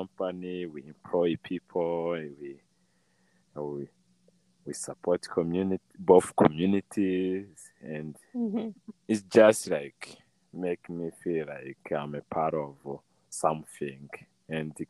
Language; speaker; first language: English; non-native, local second language; Kinyarwanda